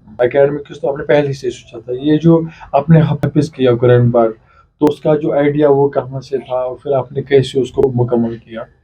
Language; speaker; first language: Urdu; non-native, local second language; Kashmiri